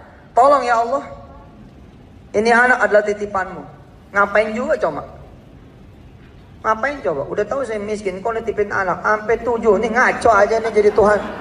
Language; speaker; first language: Indonesian; native; Indonesian